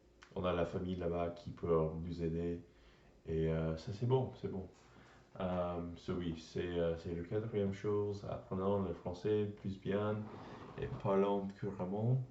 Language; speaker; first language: French; non-native, learner; English